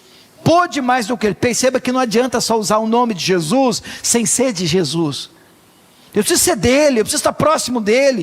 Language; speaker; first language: Portuguese; native; Portuguese